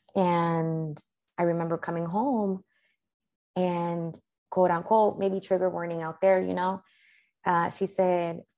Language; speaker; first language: English; early bilingual, other home language; Spanish